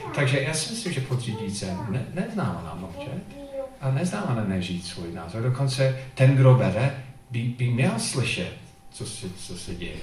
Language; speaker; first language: Czech; non-native, fluent; English